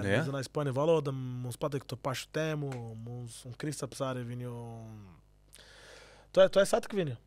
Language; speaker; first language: Latvian; non-native, learner; Portuguese